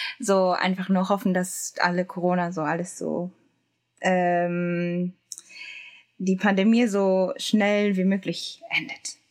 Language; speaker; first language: German; non-native, learner; Japanese